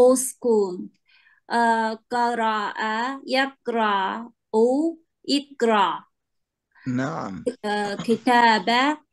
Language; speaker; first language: Arabic; non-native, learner; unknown